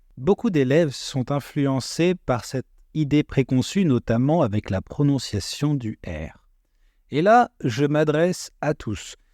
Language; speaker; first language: French; native; French